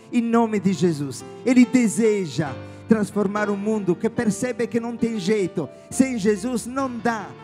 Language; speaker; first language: Portuguese; non-native, fluent; Italian